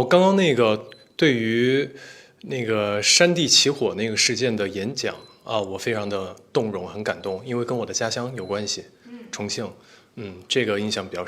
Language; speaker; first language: Chinese; native; Chinese